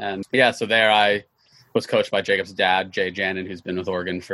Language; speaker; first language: English; native; English